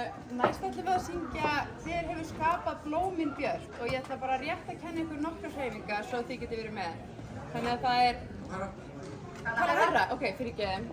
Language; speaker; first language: Icelandic; native; Icelandic